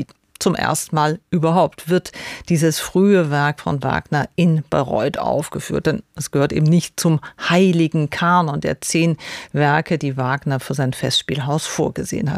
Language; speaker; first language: German; native; German